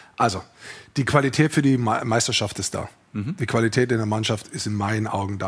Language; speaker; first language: German; native; German